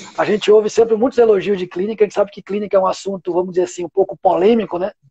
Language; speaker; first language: Portuguese; native; Portuguese